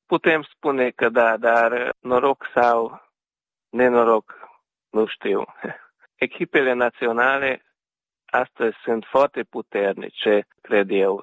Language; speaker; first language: Romanian; early bilingual, heritage; Romanian